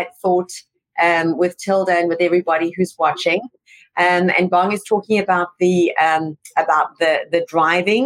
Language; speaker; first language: English; native; English